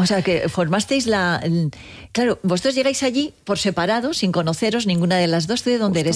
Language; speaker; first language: Spanish; native; Spanish